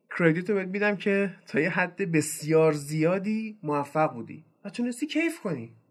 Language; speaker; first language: Persian; native; Persian